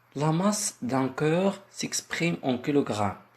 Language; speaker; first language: French; non-native, local second language; Arabic